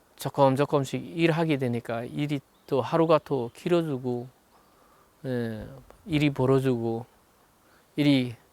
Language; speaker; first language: Korean; non-native, fluent; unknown